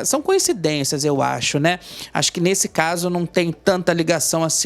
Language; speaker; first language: Portuguese; native; Portuguese